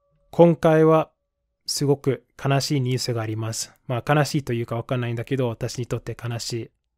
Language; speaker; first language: Japanese; non-native, fluent; English